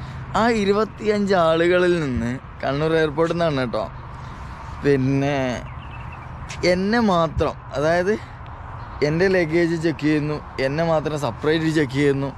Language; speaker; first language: Malayalam; native; Malayalam